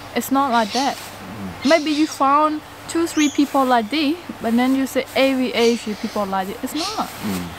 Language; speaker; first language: English; non-native, learner; Khmer